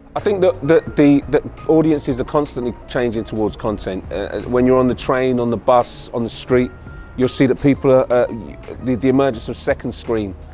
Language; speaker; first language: English; native; English